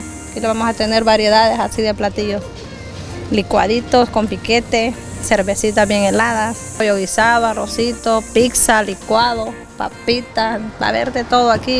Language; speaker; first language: Spanish; native; Spanish